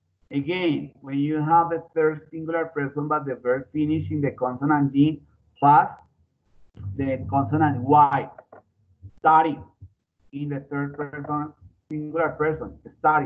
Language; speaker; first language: English; non-native, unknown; Spanish